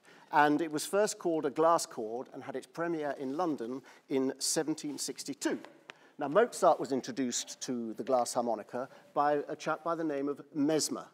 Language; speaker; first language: English; native; English